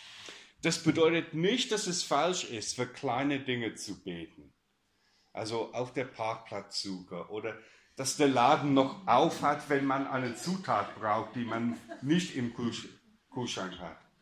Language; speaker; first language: German; non-native, fluent; English